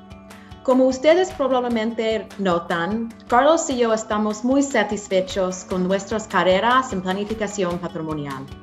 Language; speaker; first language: Spanish; non-native, learner; English